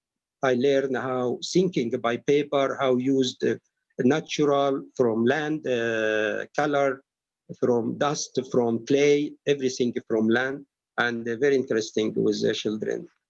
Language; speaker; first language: English; non-native, learner; Arabic